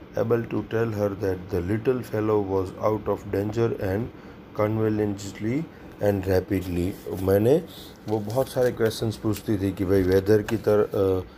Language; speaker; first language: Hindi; non-native, local second language; Gujarati